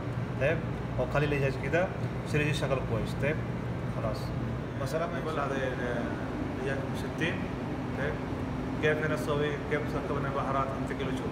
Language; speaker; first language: Arabic; non-native, learner; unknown